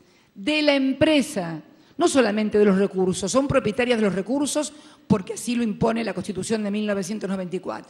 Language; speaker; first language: Spanish; native; Spanish